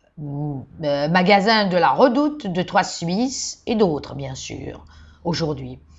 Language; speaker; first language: French; non-native, fluent; Georgian